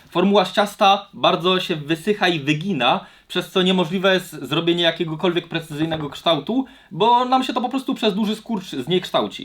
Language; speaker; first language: Polish; native; Polish